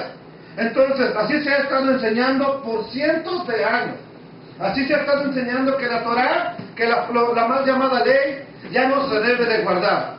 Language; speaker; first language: Spanish; native; Spanish